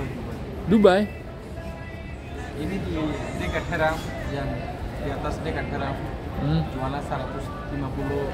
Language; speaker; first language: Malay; non-native, learner; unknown